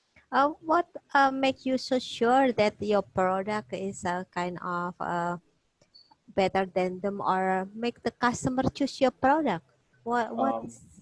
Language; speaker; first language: English; non-native, fluent; Indonesian